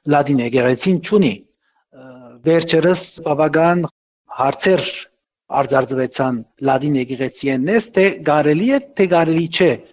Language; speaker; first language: Armenian; early bilingual, heritage; Armenian